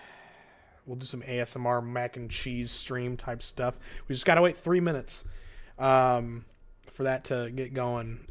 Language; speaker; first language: English; native; English